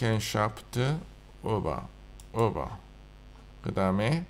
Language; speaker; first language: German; non-native, learner; Korean